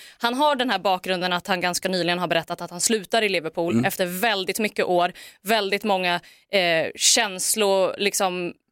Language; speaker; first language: Swedish; native; Swedish